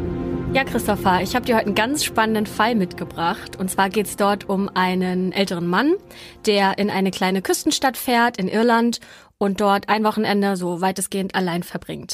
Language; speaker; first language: German; native; German